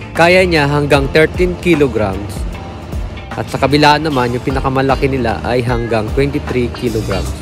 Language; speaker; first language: Filipino; native; Filipino